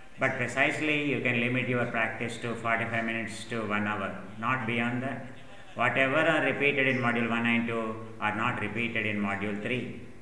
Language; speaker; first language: English; non-native, local second language; Telugu